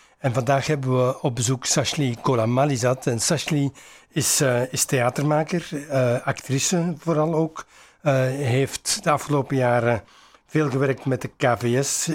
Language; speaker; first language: Dutch; native; Dutch